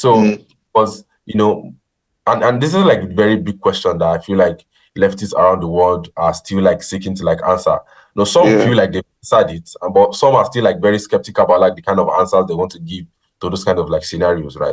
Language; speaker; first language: English; non-native, local second language; Yoruba